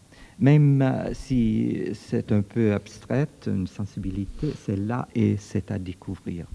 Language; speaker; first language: French; early bilingual, heritage; French